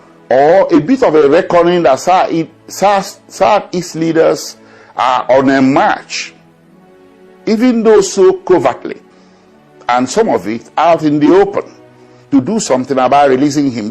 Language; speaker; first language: English; non-native, local second language; Igbo